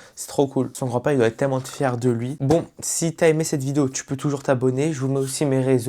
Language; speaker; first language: French; native; French